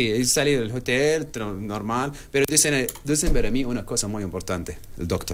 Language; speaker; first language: Spanish; non-native, learner; Arabic